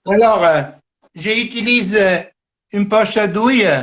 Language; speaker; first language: French; non-native, fluent; Italian